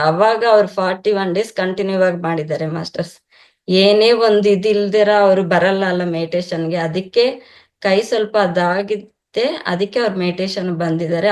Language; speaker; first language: Kannada; non-native, local second language; Telugu